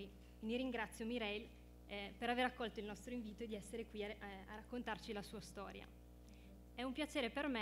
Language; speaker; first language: Italian; native; Italian